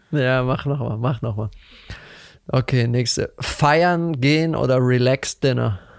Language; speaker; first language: German; native; German